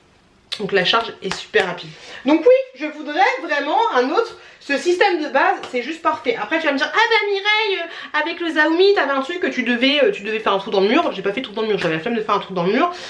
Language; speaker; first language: French; native; French